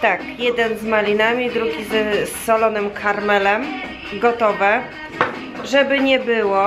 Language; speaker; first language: Polish; native; Polish